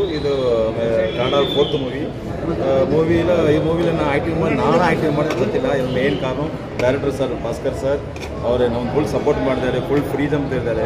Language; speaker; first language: Kannada; non-native, learner; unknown